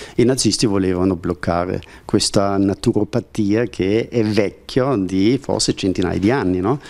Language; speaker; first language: Italian; non-native, fluent; German